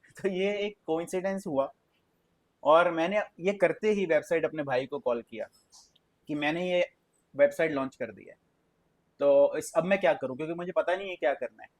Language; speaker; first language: Hindi; native; Hindi